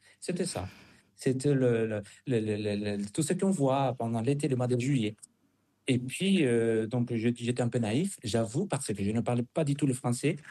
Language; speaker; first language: French; non-native, fluent; Spanish